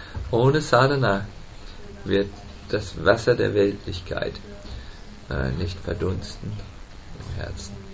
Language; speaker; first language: German; native; German